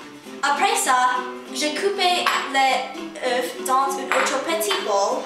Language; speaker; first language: French; non-native, learner; English